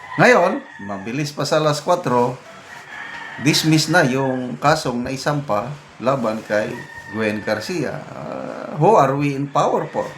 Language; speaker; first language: Filipino; non-native, local second language; Iloko